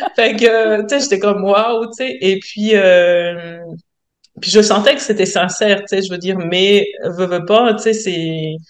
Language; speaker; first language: French; native; French